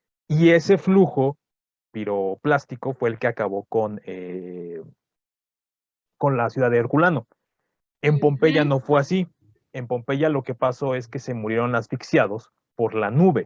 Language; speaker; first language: Spanish; native; Spanish